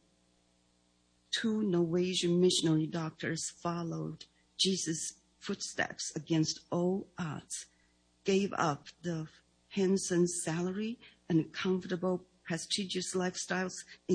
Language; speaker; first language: English; non-native, fluent; Chinese